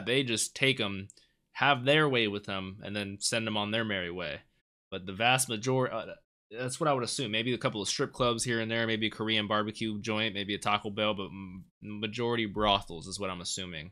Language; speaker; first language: English; native; English